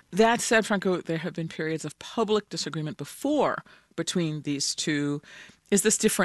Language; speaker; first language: English; native; English